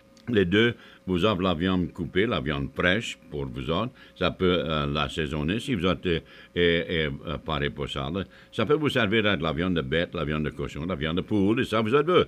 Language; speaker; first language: French; early bilingual, heritage; French